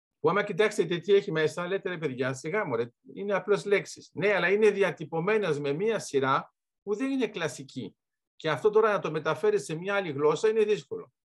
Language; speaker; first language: Greek; early bilingual, heritage; Greek